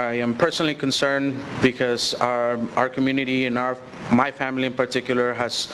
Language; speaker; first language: English; early bilingual, other home language; Spanish